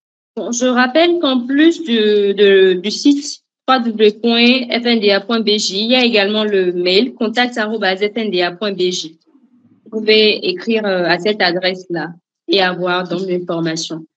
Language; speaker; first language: French; native; French